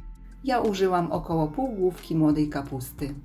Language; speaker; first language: Polish; native; Polish